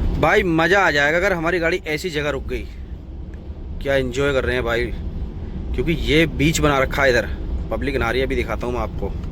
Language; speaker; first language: Hindi; native; Hindi